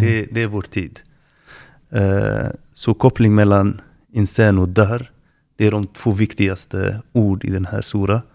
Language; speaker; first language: Swedish; non-native, fluent; Arabic